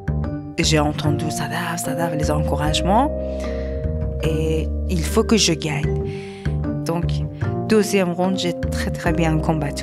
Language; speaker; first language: French; non-native, learner; Persian